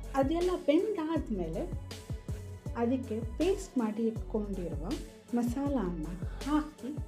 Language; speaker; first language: Kannada; non-native, local second language; Kodava